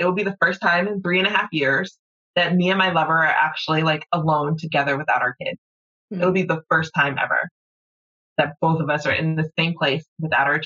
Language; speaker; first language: English; native; English